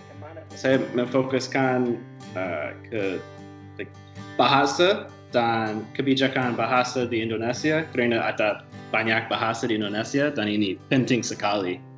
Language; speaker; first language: Indonesian; non-native, learner; English